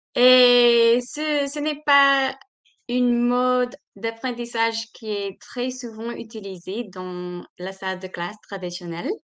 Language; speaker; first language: French; non-native, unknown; English